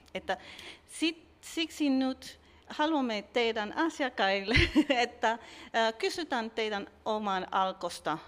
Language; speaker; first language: Finnish; non-native, learner; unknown